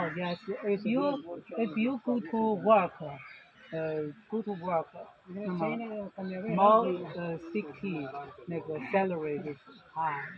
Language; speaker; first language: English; non-native, learner; Chinese